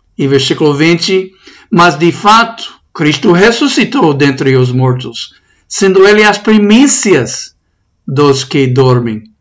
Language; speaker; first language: Portuguese; non-native, fluent; English